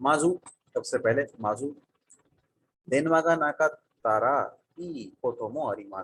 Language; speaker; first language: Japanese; non-native, fluent; Urdu